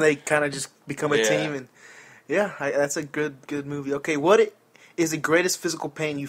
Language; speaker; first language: English; native; English